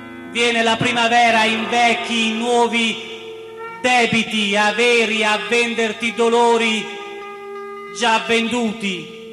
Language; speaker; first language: Italian; native; Italian